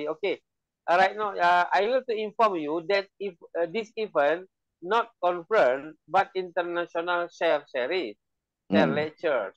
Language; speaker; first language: English; non-native, learner; Indonesian